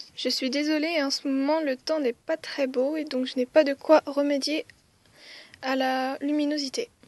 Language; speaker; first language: French; early bilingual, other home language; Khmer